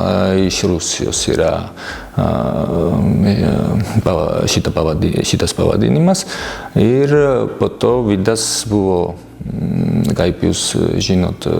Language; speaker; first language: Lithuanian; non-native, fluent; Georgian